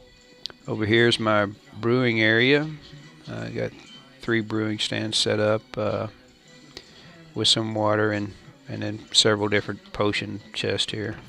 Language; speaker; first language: English; native; English